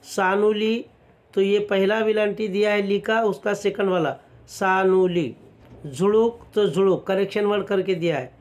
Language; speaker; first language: Hindi; non-native, local second language; Marathi